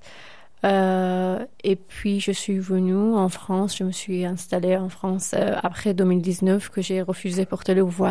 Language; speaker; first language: French; non-native, fluent; Persian